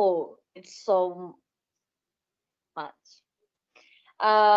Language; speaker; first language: English; non-native, learner; Indonesian